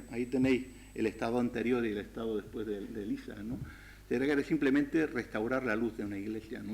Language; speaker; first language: Spanish; native; Spanish